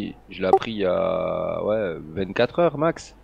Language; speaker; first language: French; native; French